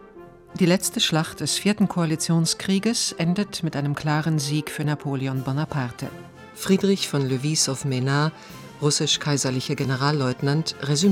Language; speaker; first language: German; native; German